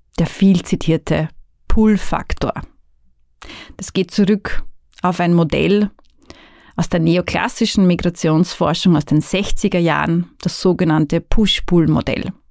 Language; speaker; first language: German; native; German